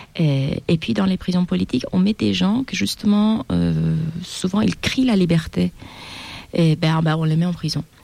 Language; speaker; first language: French; non-native, fluent; Persian